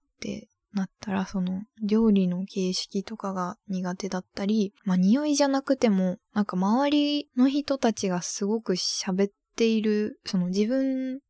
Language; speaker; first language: Japanese; native; Japanese